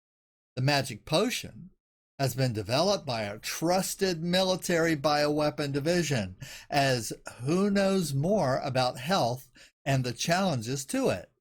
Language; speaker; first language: English; native; English